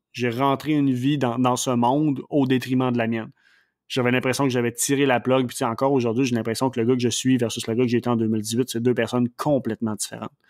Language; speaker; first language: French; native; French